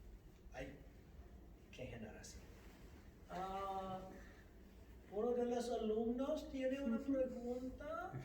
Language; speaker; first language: Spanish; non-native, fluent; English